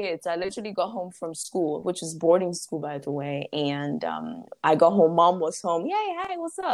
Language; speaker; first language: English; non-native, local second language; Ewe